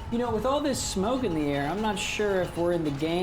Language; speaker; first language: English; native; English